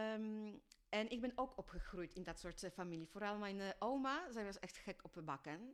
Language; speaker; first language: Dutch; non-native, fluent; Polish